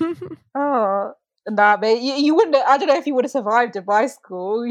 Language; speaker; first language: English; native; English